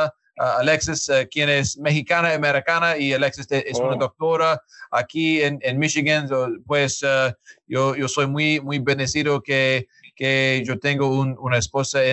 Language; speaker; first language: Spanish; non-native, learner; English